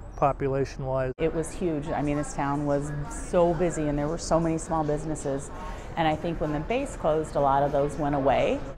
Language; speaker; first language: English; native; English